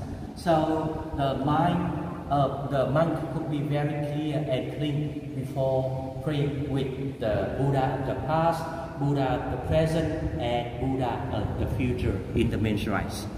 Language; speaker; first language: English; non-native, local second language; Vietnamese